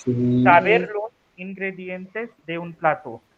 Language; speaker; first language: Spanish; non-native, fluent; Hindi